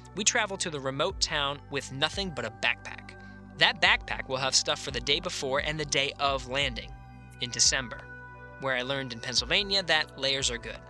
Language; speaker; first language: English; native; English